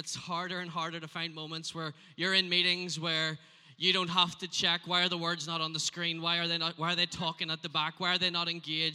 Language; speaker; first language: English; native; English